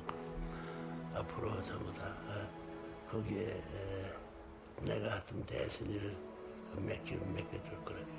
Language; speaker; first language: Korean; native; Korean